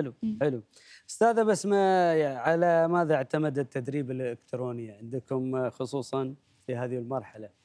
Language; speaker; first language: Arabic; native; Arabic